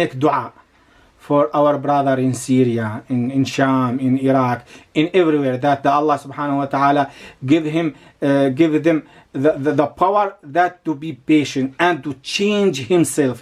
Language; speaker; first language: English; non-native, learner; Arabic